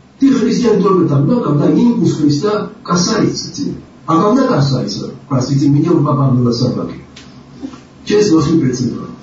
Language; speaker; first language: Russian; non-native, local second language; Georgian